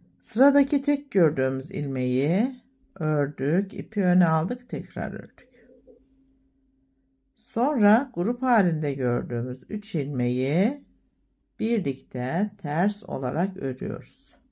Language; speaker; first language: Turkish; native; Turkish